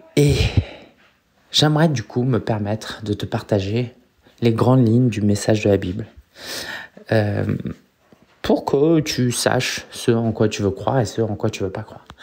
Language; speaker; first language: French; early bilingual, other home language; Chinese